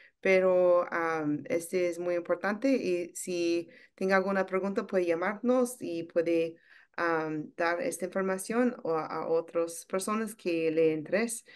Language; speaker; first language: Spanish; non-native, learner; English